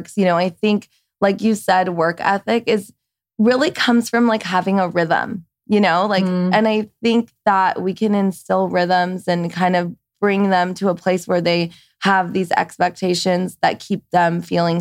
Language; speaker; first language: English; early bilingual, other home language; Persian